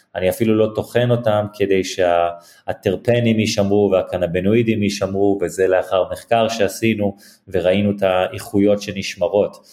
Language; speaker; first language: Hebrew; early bilingual, heritage; Hebrew